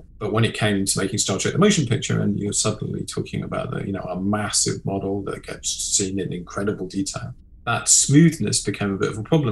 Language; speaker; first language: English; native; English